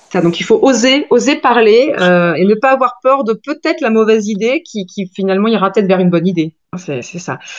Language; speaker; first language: French; native; French